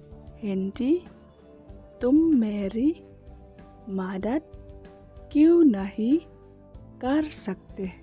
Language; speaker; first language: Hindi; non-native, local second language; Khasi